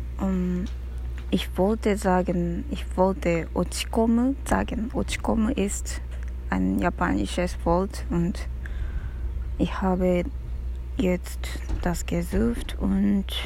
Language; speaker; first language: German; non-native, learner; Japanese